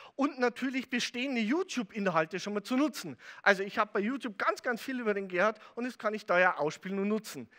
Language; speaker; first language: German; native; German